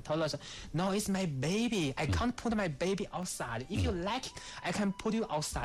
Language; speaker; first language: English; non-native, learner; Chinese